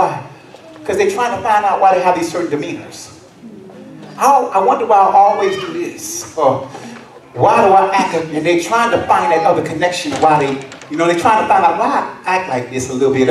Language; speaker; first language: English; native; English